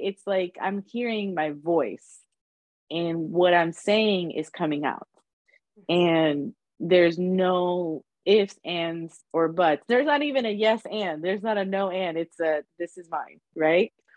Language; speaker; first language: English; early bilingual, other home language; Spanish